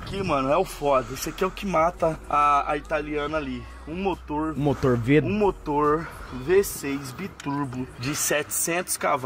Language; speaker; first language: Portuguese; native; Portuguese